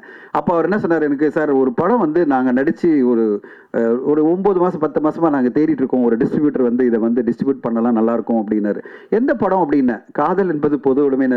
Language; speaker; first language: Tamil; native; Tamil